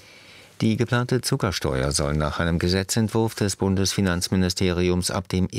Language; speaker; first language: German; native; German